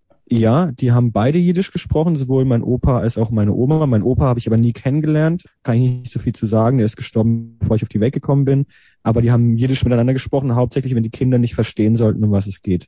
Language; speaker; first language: German; native; German